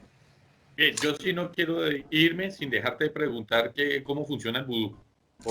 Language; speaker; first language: Spanish; native; Spanish